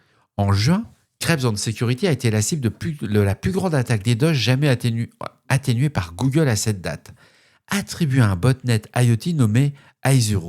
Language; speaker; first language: French; native; French